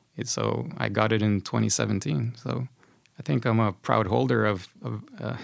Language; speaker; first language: English; non-native, fluent; Spanish